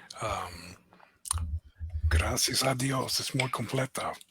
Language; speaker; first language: Spanish; non-native, fluent; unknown